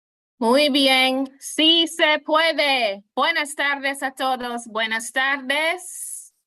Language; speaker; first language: Spanish; non-native, fluent; English